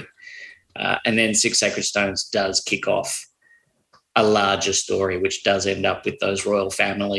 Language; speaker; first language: English; native; English